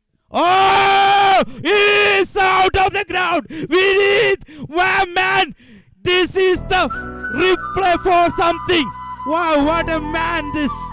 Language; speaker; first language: English; non-native, local second language; Malayalam